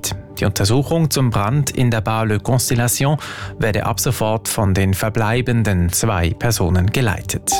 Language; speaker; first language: German; native; German